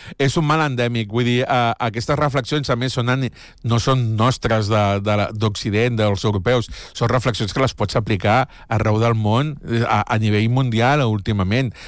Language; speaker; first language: Catalan; native; Catalan